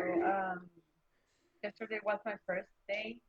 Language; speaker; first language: English; non-native, learner; Spanish